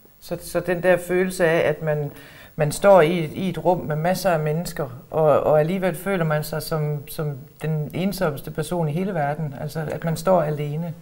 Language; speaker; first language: Danish; native; Danish